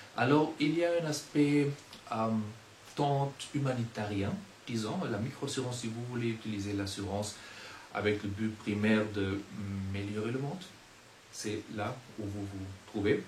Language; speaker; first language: French; non-native, fluent; German